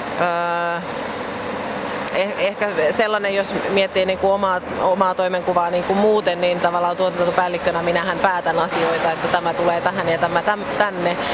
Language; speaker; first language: Finnish; native; Finnish